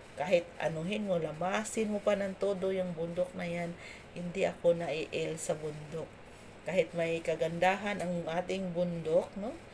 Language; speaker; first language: Filipino; non-native, local second language; Cebuano